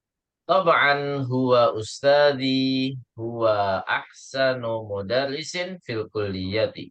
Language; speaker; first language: Arabic; non-native, fluent; Indonesian